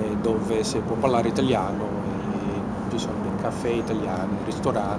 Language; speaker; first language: Italian; non-native, fluent; Portuguese